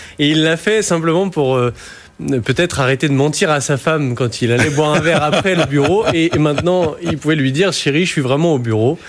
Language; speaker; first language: French; native; French